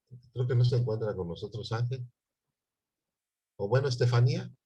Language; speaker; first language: Spanish; native; Spanish